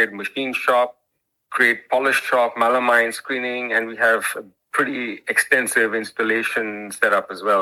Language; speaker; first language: English; non-native, local second language; Hindi